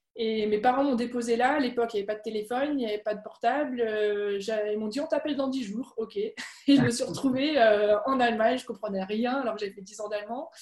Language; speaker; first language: French; native; French